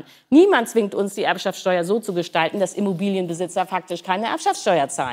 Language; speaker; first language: German; native; German